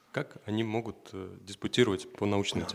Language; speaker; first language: Russian; native; Russian